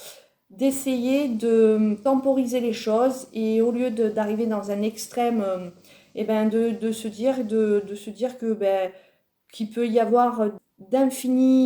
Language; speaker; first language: French; native; French